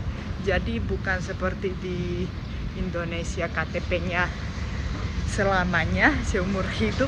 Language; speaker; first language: Indonesian; non-native, fluent; Spanish